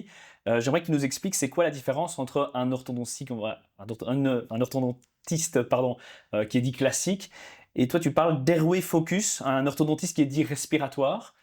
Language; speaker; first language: French; native; French